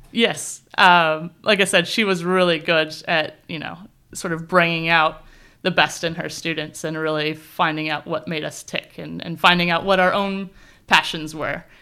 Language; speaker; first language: English; native; English